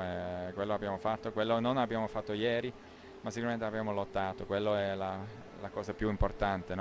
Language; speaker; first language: Italian; non-native, local second language; German